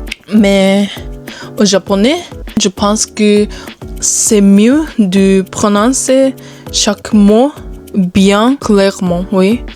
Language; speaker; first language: French; non-native, learner; Japanese